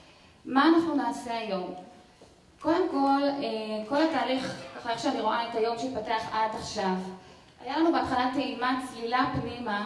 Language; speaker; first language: Hebrew; native; Hebrew